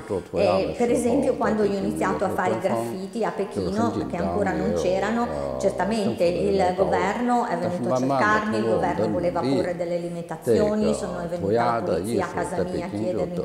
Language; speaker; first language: Italian; non-native, fluent; Chinese